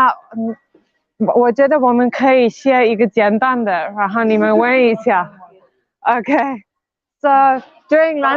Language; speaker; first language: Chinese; non-native, learner; Afrikaans